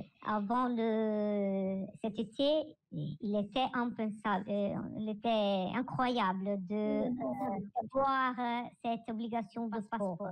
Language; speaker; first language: French; non-native, learner; Italian